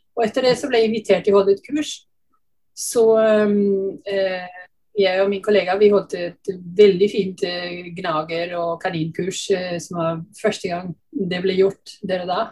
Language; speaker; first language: Norwegian; non-native, fluent; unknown